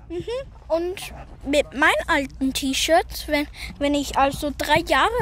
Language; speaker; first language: German; non-native, learner; English